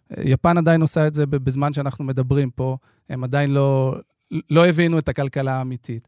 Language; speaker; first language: Hebrew; native; Hebrew